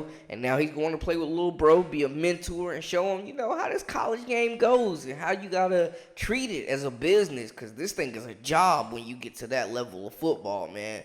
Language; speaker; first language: English; native; English